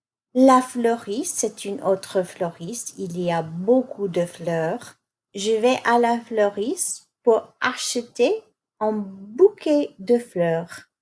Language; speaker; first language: French; non-native, fluent; English